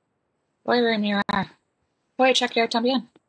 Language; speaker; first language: Spanish; non-native, learner; English